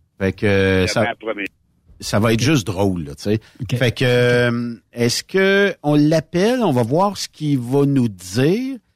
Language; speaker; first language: French; native; French